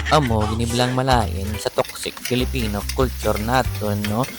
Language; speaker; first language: Filipino; native; Filipino